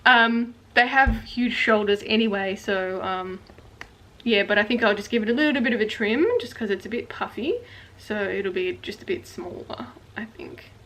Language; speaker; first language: English; native; English